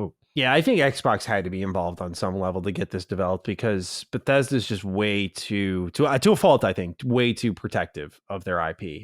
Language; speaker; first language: English; native; English